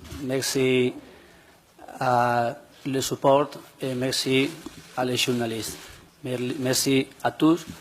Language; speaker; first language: French; non-native, learner; Spanish